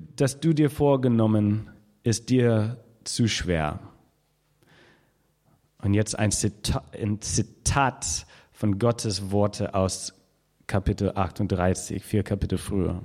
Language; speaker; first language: German; non-native, fluent; English